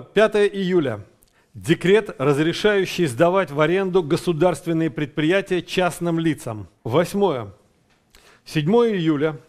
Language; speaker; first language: Russian; native; Russian